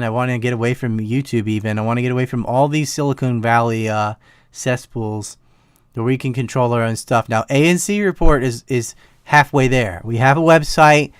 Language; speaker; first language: English; native; English